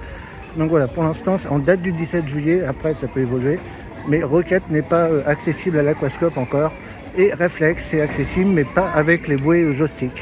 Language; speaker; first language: French; native; French